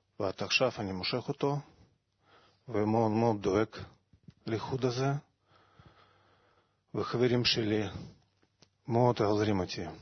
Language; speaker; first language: Hebrew; non-native, learner; Russian